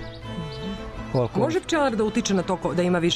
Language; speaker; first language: Serbian; native; Serbian